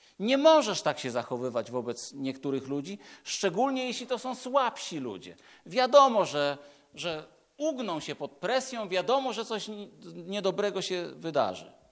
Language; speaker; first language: Polish; native; Polish